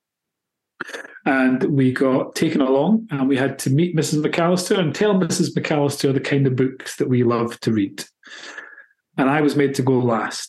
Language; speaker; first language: English; native; English